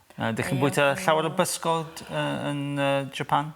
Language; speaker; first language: Welsh; native; Welsh